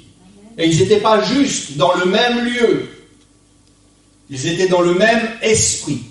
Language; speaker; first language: French; native; French